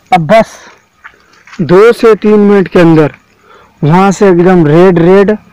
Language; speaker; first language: Hindi; native; Hindi